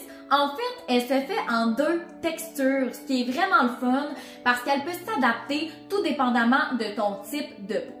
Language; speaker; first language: French; native; French